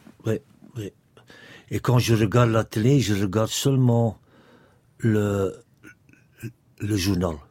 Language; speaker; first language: French; non-native, local second language; Dutch